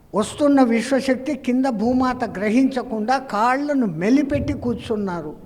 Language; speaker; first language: Telugu; non-native, fluent; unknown